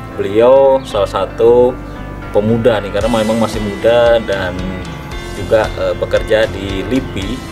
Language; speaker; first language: Indonesian; native; Indonesian